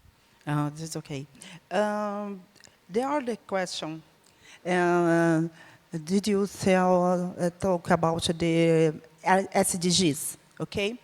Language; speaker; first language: English; non-native, learner; Portuguese